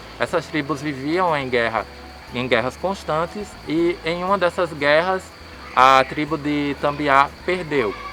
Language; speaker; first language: Portuguese; native; Portuguese